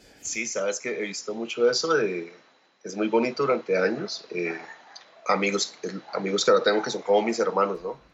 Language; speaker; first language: Spanish; native; Spanish